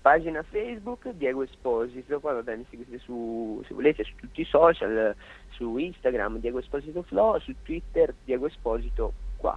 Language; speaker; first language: Italian; native; Italian